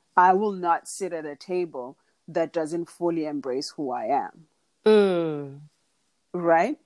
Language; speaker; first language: English; non-native, local second language; Xhosa